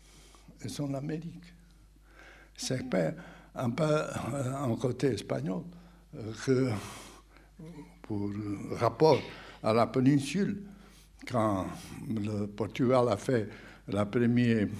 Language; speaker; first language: French; non-native, fluent; Portuguese